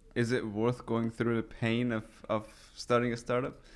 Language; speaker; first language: English; early bilingual, other home language; Persian